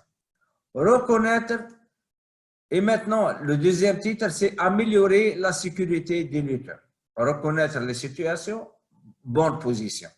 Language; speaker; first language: French; non-native, fluent; Arabic